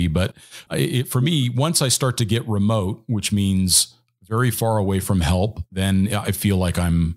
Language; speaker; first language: English; native; English